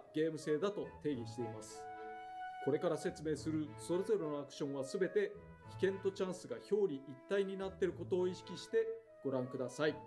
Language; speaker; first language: Japanese; native; Japanese